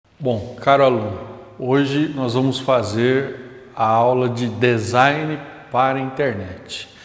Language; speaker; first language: Portuguese; native; Portuguese